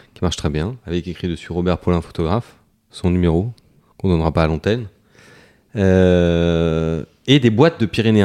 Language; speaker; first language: French; native; French